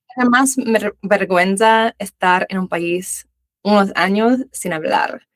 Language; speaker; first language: Spanish; non-native, fluent; English